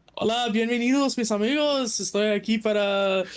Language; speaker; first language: Spanish; non-native, learner; English